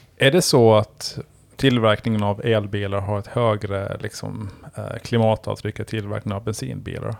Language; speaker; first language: Swedish; native; Swedish